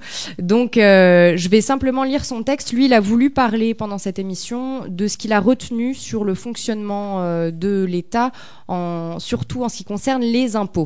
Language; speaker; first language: French; native; French